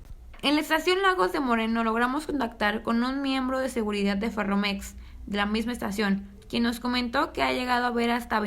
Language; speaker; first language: Spanish; native; Spanish